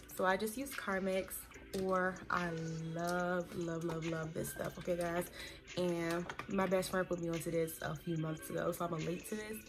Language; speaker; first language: English; native; English